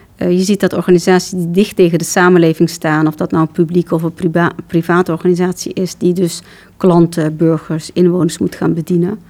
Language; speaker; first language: Dutch; early bilingual, other home language; Turkish